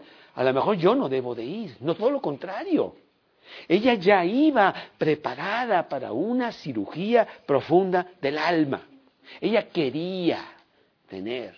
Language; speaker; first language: Spanish; native; Spanish